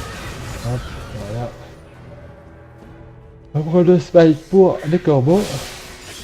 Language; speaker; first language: French; native; French